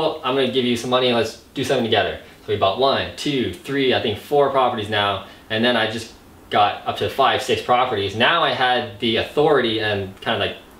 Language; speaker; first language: English; native; English